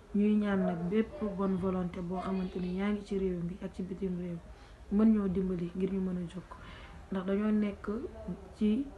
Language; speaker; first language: Wolof; native; Wolof